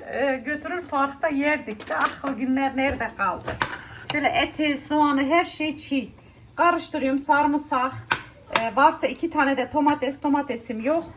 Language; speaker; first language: Turkish; early bilingual, heritage; Turkish